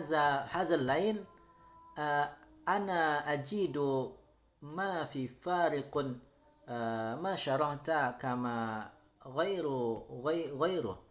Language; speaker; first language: Arabic; non-native, learner; Indonesian